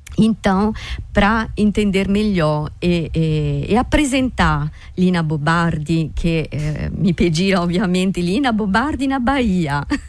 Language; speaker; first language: Portuguese; non-native, fluent; Italian